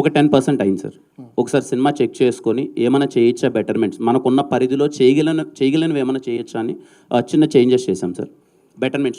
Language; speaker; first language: Telugu; native; Telugu